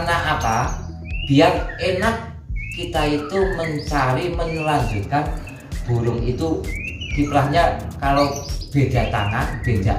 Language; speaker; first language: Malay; non-native, local second language; Javanese